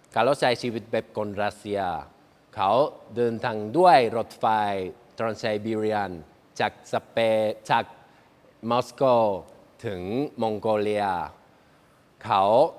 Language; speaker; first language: Thai; non-native, learner; Spanish